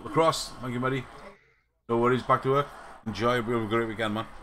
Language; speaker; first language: English; native; English